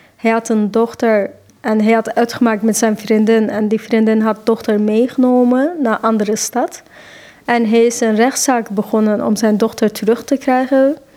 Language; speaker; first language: Dutch; non-native, fluent; Turkish